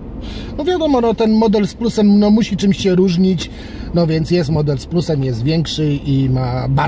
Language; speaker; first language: Polish; native; Polish